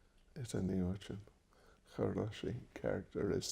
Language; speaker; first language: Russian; non-native, learner; English